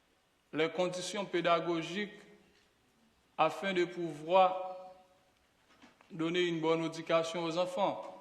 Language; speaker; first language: French; non-native, local second language; Haitian Creole